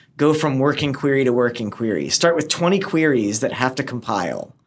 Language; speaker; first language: English; native; English